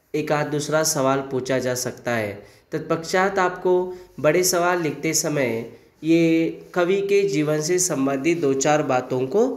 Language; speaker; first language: Hindi; native; Hindi